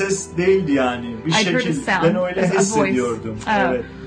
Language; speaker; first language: Turkish; non-native, fluent; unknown